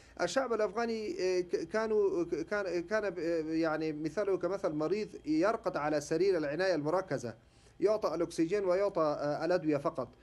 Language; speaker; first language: Arabic; non-native, fluent; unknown